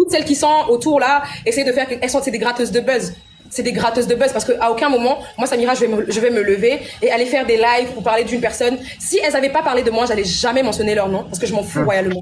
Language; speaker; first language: French; non-native, local second language; Lingala